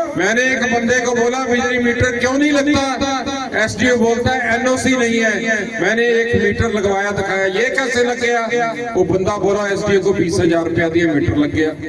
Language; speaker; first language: Urdu; non-native, local second language; Punjabi